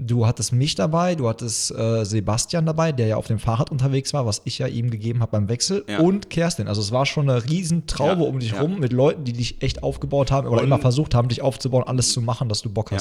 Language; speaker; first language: German; native; German